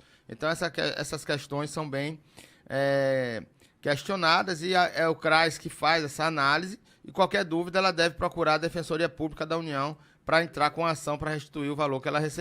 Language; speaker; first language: Portuguese; native; Portuguese